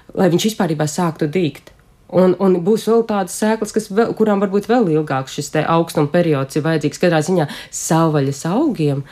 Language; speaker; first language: Latvian; native; Latvian